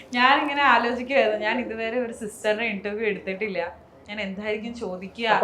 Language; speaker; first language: Malayalam; native; Malayalam